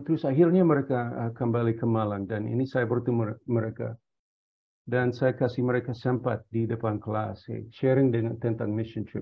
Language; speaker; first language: Indonesian; non-native, fluent; English